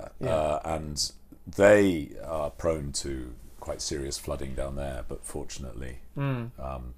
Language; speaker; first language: English; native; English